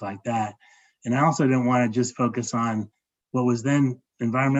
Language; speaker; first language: English; native; English